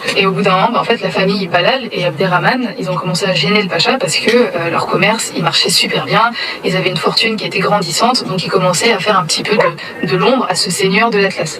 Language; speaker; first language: French; native; French